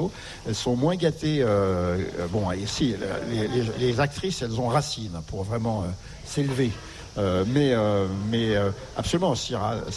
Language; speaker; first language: French; native; French